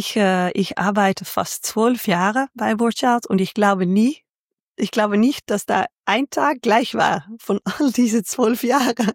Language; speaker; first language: German; non-native, learner; Dutch